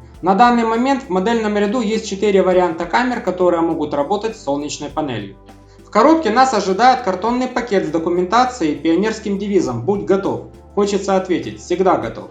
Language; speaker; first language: Russian; native; Russian